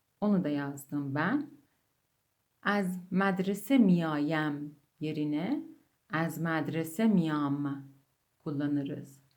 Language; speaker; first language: Turkish; non-native, fluent; Persian